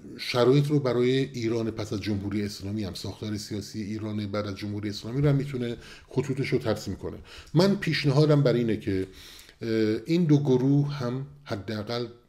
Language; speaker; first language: Persian; non-native, local second language; Kurdish